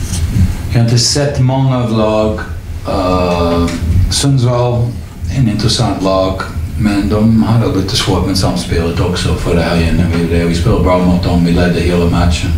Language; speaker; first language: Swedish; non-native, learner; English